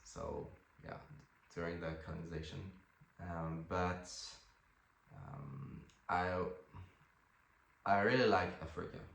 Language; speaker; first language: English; non-native, fluent; French